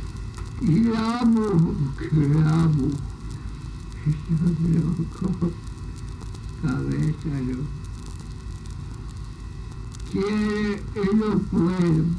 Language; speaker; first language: Spanish; non-native, local second language; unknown